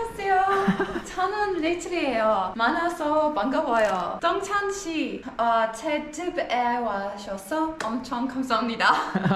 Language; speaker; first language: Korean; non-native, learner; English